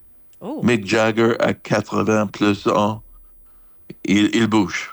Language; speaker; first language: French; non-native, fluent; English